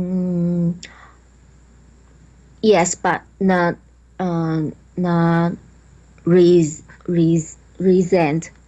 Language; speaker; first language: English; non-native, learner; Chinese